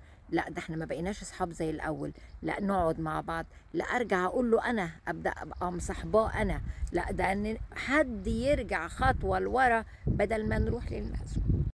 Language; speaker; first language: Arabic; native; Arabic